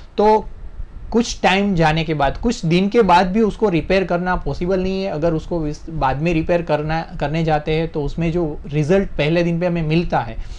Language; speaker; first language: Hindi; non-native, local second language; Gujarati